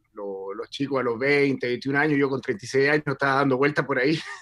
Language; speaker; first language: Spanish; native; Spanish